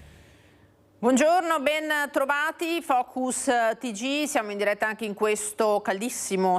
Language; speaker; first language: Italian; native; Italian